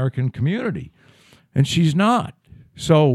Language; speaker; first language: English; native; English